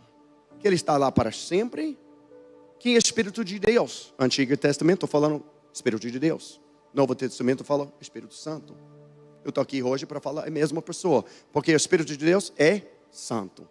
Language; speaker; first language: Portuguese; non-native, learner; English